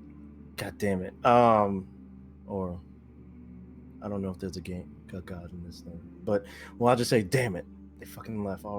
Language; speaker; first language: English; native; English